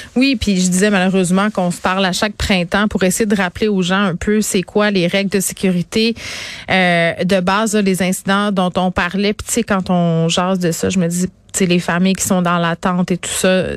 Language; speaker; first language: French; native; French